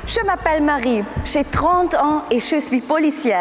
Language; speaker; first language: French; non-native, local second language; German